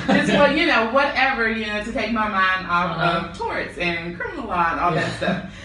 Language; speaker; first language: English; native; English